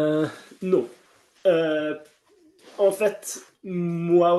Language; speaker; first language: French; non-native, fluent; Norwegian